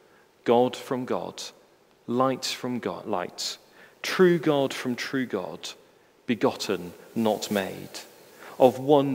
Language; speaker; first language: English; native; English